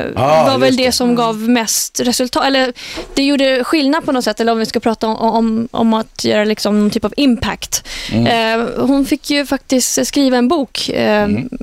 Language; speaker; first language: Swedish; native; Swedish